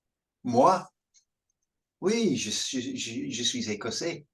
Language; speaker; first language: French; non-native, fluent; English